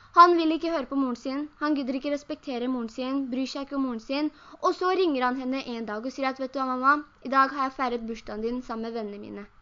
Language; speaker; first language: Norwegian; early bilingual, other home language; Urdu